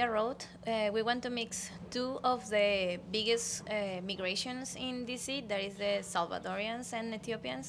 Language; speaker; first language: English; non-native, learner; Spanish